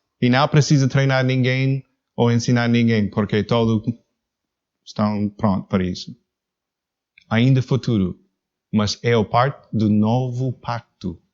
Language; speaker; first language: Portuguese; non-native, learner; English